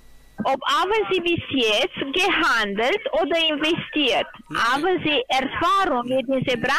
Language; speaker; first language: German; non-native, learner; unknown